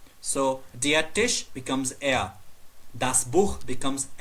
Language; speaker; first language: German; non-native, learner; Nepali